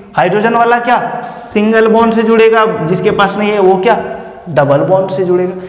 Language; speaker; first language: Hindi; native; Hindi